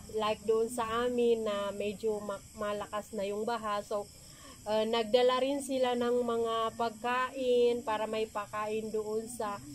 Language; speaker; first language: Filipino; non-native, local second language; Maguindanaon